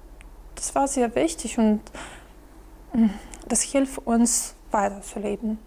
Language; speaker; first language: German; non-native, fluent; Ukrainian